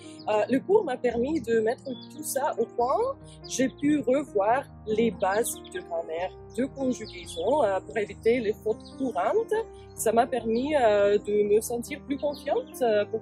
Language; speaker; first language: French; non-native, fluent; English